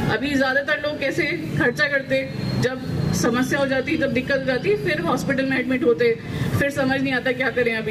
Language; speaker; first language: Hindi; non-native, local second language; Telugu